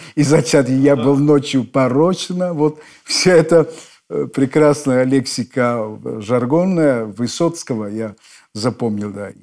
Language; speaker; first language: Russian; non-native, fluent; Spanish